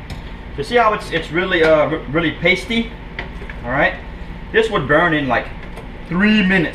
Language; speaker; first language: English; native; English